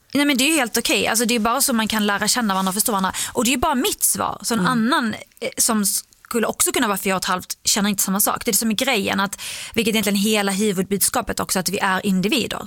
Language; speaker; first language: Swedish; early bilingual, other home language; Arabic